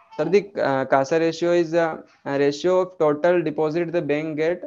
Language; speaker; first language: English; non-native, local second language; Hindi